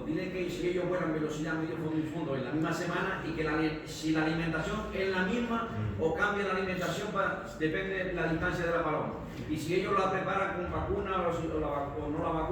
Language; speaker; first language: Spanish; native; Spanish